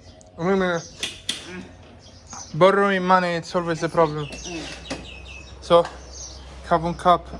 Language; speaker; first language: English; non-native, fluent; Italian